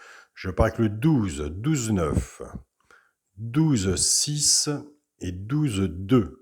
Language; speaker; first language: French; native; French